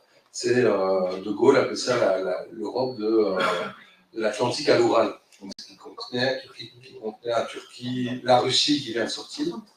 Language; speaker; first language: French; native; French